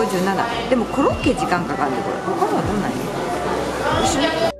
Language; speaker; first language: Japanese; native; Japanese